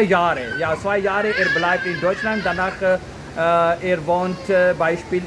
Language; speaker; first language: German; non-native, learner; Urdu